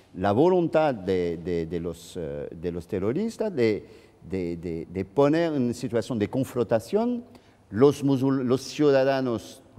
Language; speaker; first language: Spanish; non-native, fluent; French